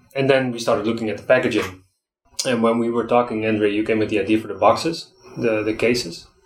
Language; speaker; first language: English; non-native, fluent; Dutch